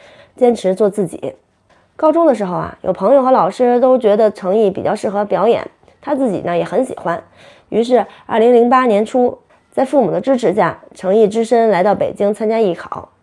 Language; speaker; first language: Chinese; native; Chinese